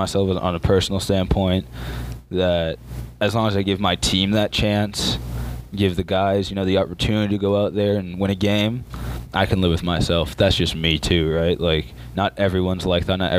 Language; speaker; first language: English; native; English